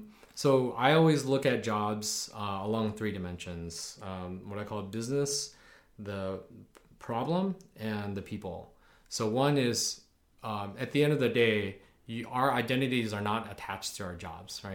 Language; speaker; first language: English; early bilingual, other home language; Chinese